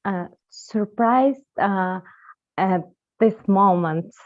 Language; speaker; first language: English; non-native, learner; Russian